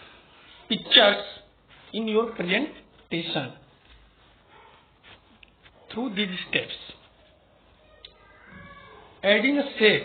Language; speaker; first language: English; non-native, local second language; Hindi